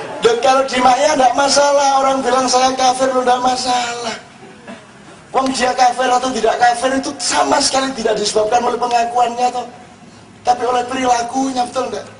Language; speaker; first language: Indonesian; non-native, local second language; Javanese